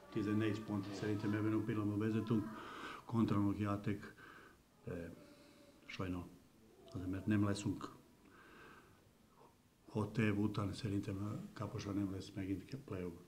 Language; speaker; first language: Hungarian; non-native, learner; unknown